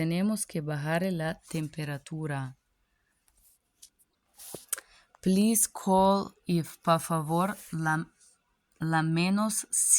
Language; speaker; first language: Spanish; non-native, learner; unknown